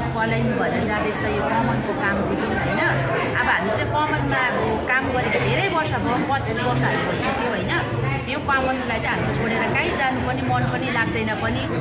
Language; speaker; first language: Nepali; native; Nepali